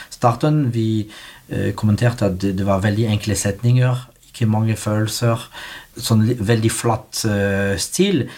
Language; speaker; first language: Norwegian; non-native, fluent; French